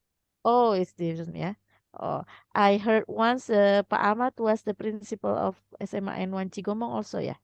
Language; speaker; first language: English; non-native, fluent; Indonesian